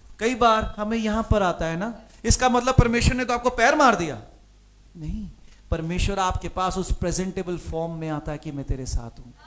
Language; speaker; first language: Hindi; non-native, local second language; Punjabi